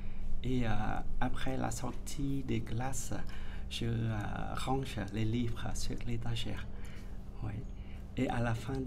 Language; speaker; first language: French; non-native, fluent; Vietnamese